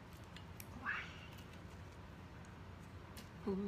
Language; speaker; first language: Chinese; native; Chinese